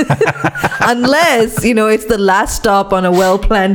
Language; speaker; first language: English; non-native, local second language; Tamil